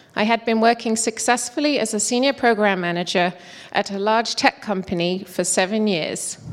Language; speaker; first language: English; native; English